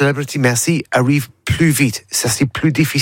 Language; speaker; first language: French; non-native, learner; English